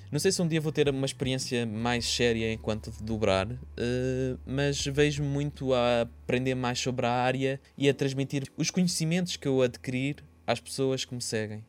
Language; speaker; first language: Portuguese; native; Portuguese